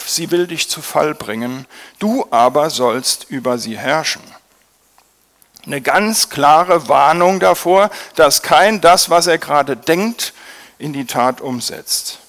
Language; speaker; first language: German; native; German